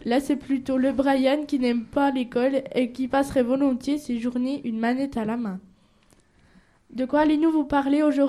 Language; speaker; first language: French; native; French